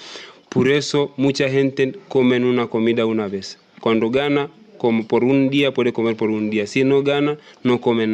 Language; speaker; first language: Spanish; non-native, learner; Masai